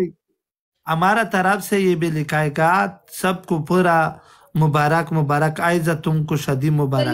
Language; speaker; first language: Hindi; non-native, local second language; Pashto